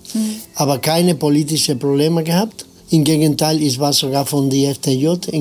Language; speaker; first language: German; non-native, fluent; Spanish